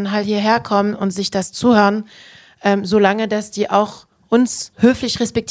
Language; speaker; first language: German; non-native, fluent; French